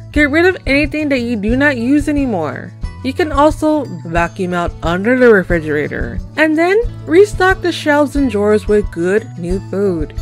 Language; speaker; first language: English; native; English